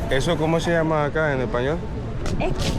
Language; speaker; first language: Spanish; non-native, fluent; English